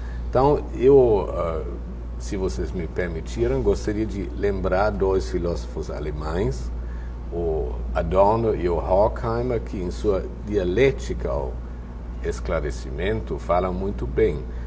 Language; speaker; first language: Portuguese; non-native, fluent; German